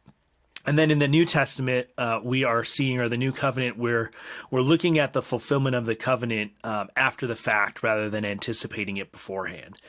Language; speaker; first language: English; native; English